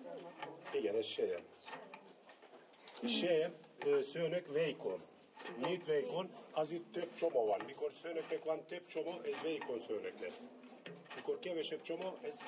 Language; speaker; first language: Hungarian; non-native, learner; Turkish